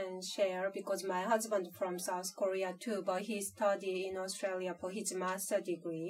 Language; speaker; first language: English; non-native, fluent; Korean